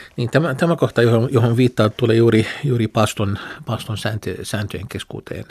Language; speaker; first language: Finnish; non-native, fluent; Arabic